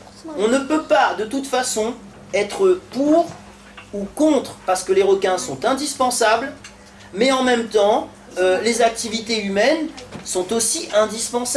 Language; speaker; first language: French; native; French